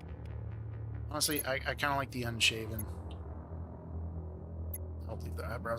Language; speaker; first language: English; native; English